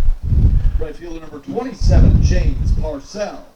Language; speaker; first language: English; native; English